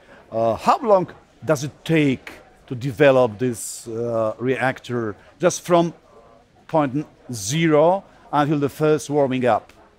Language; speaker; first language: English; non-native, fluent; Polish